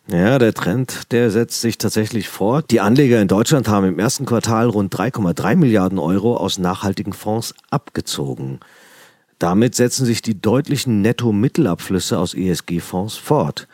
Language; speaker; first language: German; native; German